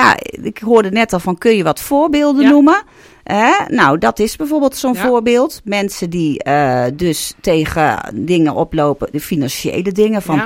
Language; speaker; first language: Dutch; native; Dutch